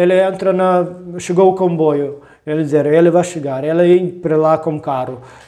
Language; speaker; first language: Portuguese; non-native, learner; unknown